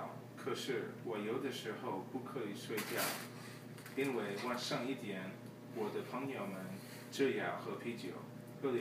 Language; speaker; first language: Chinese; non-native, learner; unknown